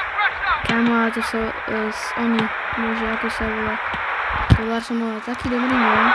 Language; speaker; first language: Slovak; native; Slovak